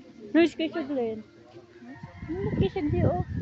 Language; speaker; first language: Filipino; non-native, local second language; Cebuano